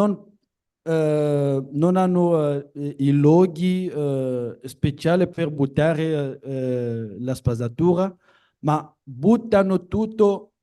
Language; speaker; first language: Italian; non-native, learner; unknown